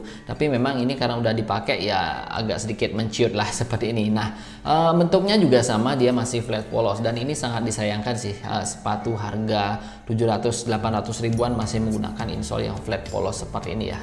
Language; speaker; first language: Indonesian; native; Indonesian